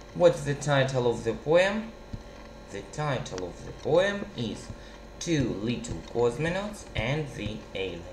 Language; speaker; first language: English; non-native, fluent; Russian